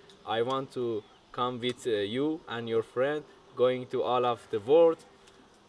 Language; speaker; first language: English; non-native, learner; Persian